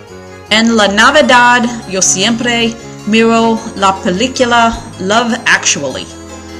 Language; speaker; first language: Spanish; non-native, learner; English